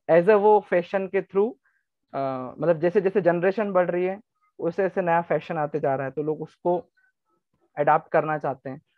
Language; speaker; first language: Hindi; non-native, local second language; Gujarati